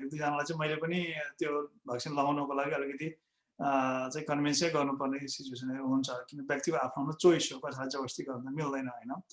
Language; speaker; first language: Nepali; native; Nepali